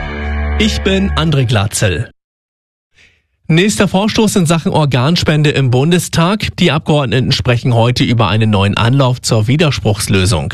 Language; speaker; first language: German; native; German